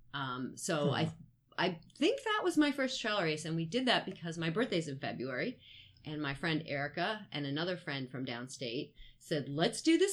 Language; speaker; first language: English; native; English